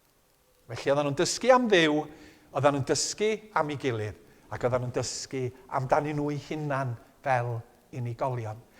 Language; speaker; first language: Welsh; native; Welsh